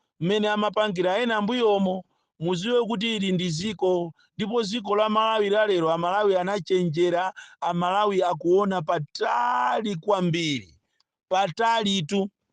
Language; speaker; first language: Nyanja; non-native, local second language; Yao